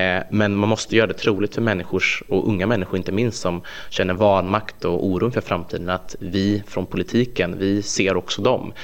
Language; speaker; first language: Swedish; native; Swedish